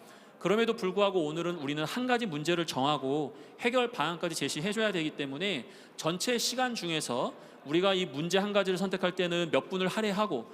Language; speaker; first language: Korean; native; Korean